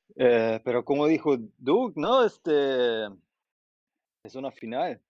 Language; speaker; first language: Spanish; non-native, fluent; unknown